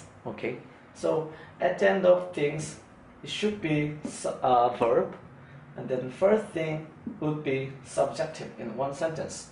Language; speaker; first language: English; non-native, fluent; Korean